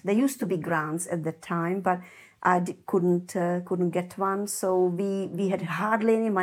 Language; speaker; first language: English; non-native, fluent; Czech